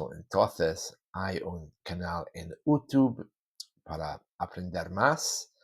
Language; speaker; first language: Spanish; non-native, learner; English